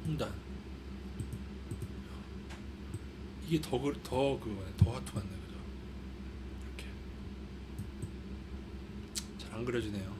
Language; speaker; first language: Korean; native; Korean